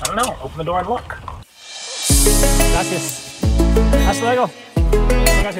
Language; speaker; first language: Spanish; non-native, learner; English